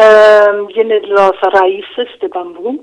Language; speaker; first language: Spanish; non-native, fluent; English